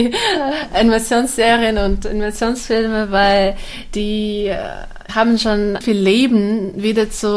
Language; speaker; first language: German; non-native, fluent; Russian